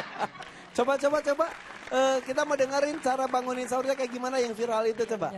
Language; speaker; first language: Indonesian; native; Indonesian